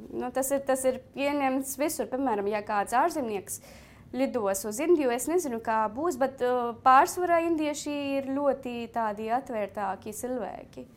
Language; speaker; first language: Latvian; non-native, fluent; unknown